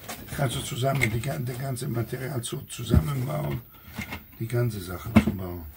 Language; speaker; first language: German; non-native, learner; Italian